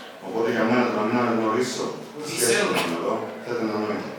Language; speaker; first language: Greek; native; Greek